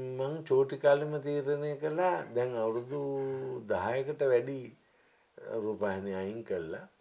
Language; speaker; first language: Sinhala; native; Sinhala